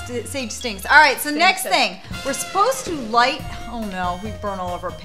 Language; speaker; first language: English; native; English